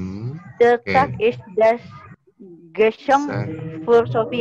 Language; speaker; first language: German; non-native, learner; Indonesian